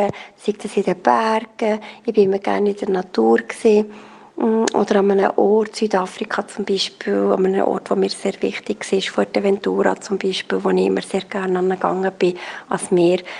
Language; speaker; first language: German; native; German